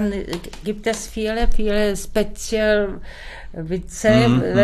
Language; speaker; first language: German; non-native, learner; Czech